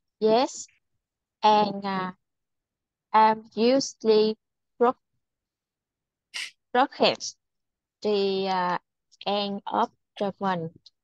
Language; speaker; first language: English; non-native, learner; Vietnamese